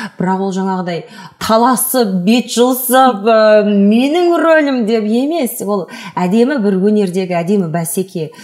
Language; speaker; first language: Kazakh; non-native, local second language; Russian